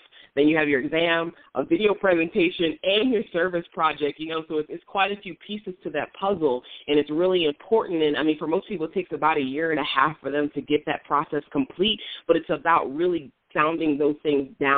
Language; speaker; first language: English; native; English